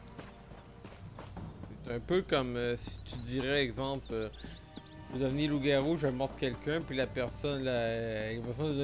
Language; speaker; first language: French; native; French